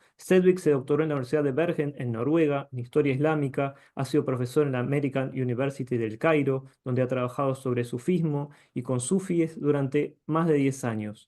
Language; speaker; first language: Spanish; native; Spanish